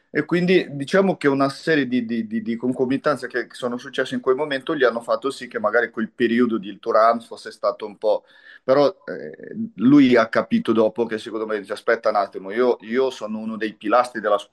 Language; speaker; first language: Italian; non-native, fluent; Portuguese